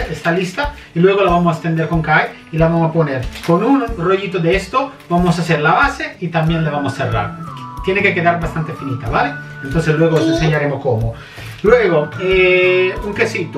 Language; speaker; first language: Spanish; non-native, fluent; Italian